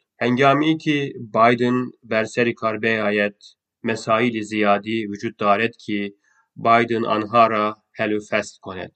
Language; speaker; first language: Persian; non-native, fluent; Turkish